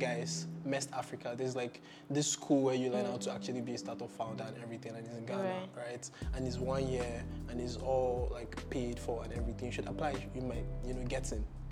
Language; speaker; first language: English; non-native, local second language; Igbo